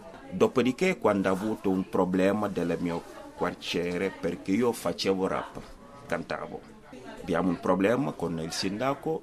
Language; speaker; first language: Italian; non-native, fluent; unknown